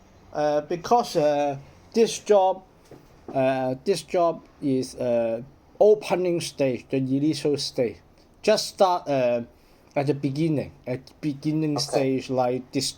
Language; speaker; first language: English; non-native, learner; Cantonese